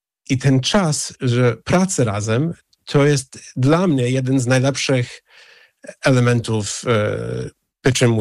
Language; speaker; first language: Polish; non-native, fluent; English